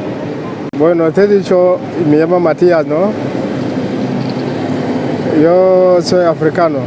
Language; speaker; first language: Spanish; non-native, fluent; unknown